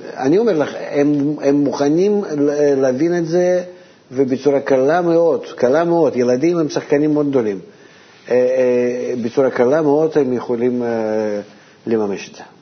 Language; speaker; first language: Hebrew; non-native, fluent; Russian